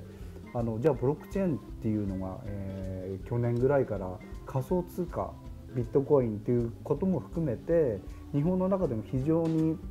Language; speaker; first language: Japanese; native; Japanese